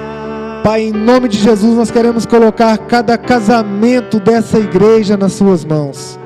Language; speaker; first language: Portuguese; native; Portuguese